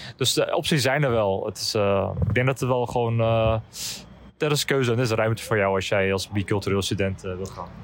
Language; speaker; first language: Dutch; early bilingual, other home language; Turkish